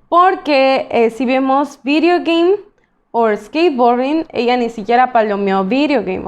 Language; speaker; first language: Spanish; native; Spanish